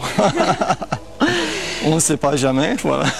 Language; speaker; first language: French; non-native, fluent; Romanian